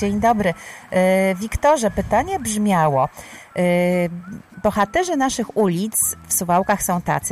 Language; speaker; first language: Polish; native; Polish